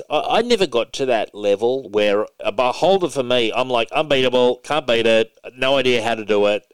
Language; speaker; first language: English; native; English